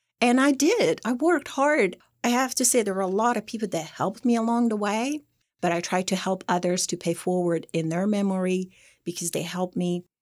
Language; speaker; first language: English; non-native, fluent; Persian